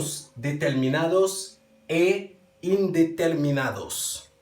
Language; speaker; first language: Spanish; non-native, learner; Haitian Creole